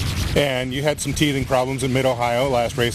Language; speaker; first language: English; native; English